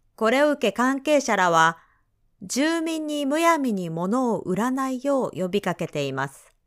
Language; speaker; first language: Japanese; native; Japanese